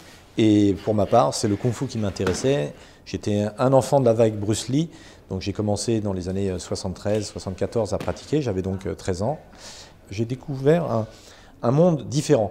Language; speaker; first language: French; native; French